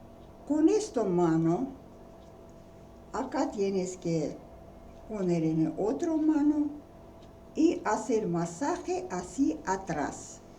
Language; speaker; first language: Spanish; non-native, learner; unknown